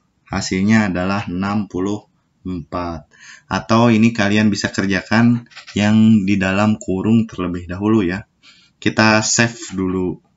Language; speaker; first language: Indonesian; native; Indonesian